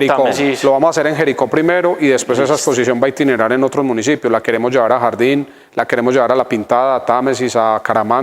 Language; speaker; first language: Spanish; native; Spanish